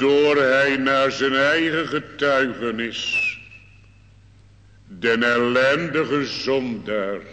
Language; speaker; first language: Dutch; native; Dutch